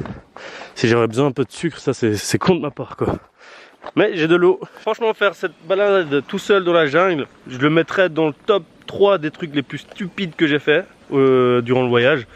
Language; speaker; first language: French; native; French